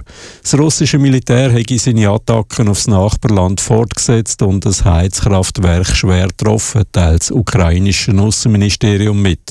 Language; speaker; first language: German; native; German